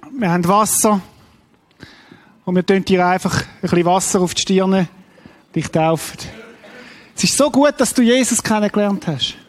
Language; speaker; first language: German; native; German